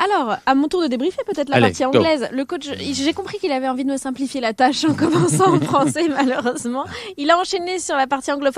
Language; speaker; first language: French; native; French